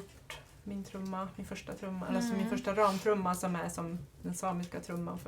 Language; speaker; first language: Swedish; native; Swedish